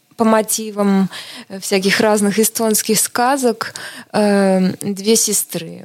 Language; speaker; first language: Russian; non-native, local second language; Estonian